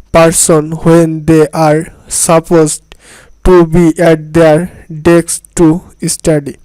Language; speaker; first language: English; non-native, local second language; Bangla